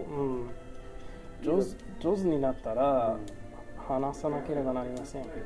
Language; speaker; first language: Japanese; non-native, learner; English